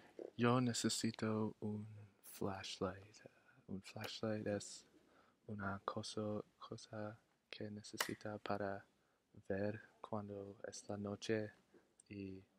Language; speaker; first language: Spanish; non-native, learner; English